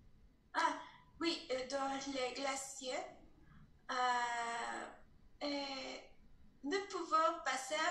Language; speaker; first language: French; non-native, learner; Spanish